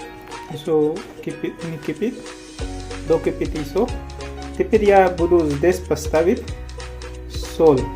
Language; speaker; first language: Russian; non-native, learner; Hindi